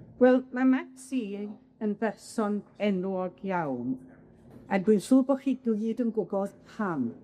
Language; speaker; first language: Welsh; native; Welsh